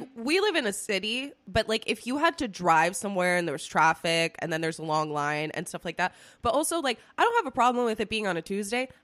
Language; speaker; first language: English; early bilingual, other home language; Spanish